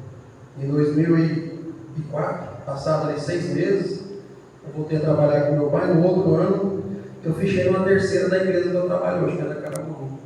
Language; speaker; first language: Portuguese; native; Portuguese